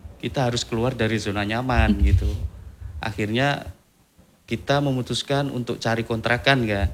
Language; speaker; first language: Indonesian; native; Indonesian